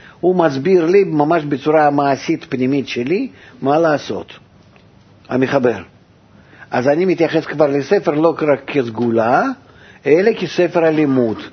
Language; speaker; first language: Hebrew; non-native, fluent; Russian